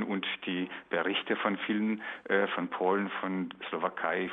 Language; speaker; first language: German; non-native, fluent; Polish